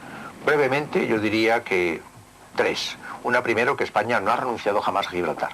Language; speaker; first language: Spanish; native; Spanish